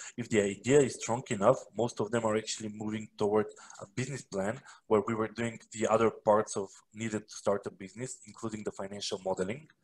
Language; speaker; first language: English; non-native, fluent; Macedonian